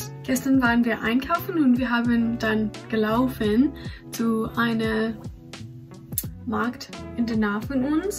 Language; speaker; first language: German; non-native, fluent; English